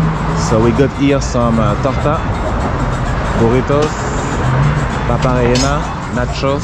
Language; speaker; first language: English; non-native, fluent; Spanish